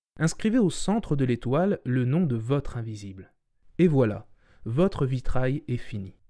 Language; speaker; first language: French; native; French